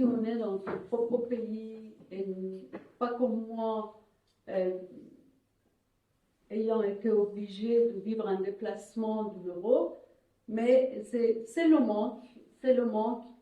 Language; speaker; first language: French; non-native, fluent; Persian